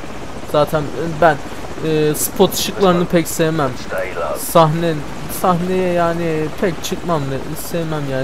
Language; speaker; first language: Turkish; native; Turkish